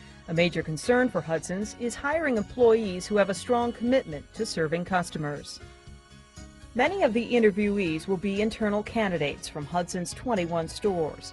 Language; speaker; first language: English; native; English